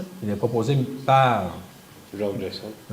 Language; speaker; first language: French; native; French